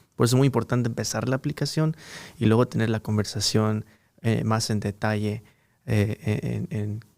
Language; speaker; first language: Spanish; early bilingual, heritage; Spanish